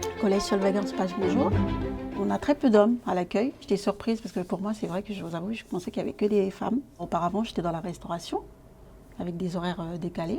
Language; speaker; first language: French; native; French